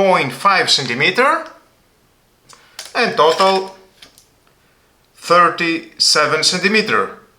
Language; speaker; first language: English; non-native, fluent; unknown